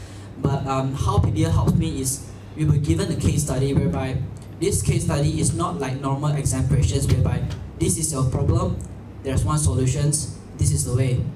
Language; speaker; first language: English; non-native, local second language; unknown